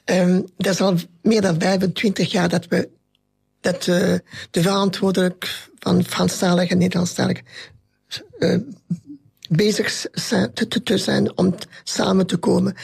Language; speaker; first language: Dutch; non-native, learner; French